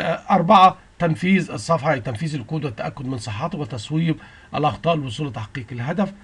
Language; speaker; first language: Arabic; native; Arabic